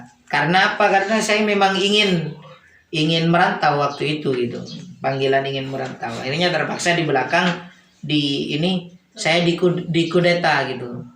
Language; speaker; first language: Indonesian; native; Indonesian